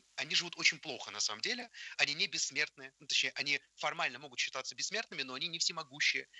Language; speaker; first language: Russian; native; Russian